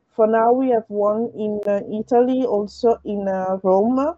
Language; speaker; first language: English; early bilingual, other home language; French